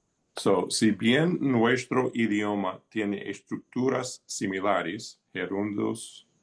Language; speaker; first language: Spanish; early bilingual, heritage; Spanish